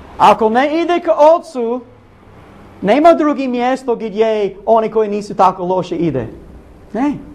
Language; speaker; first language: Bosnian; non-native, learner; English